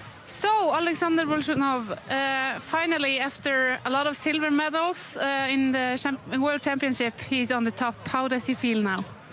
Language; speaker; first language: English; non-native, fluent; Norwegian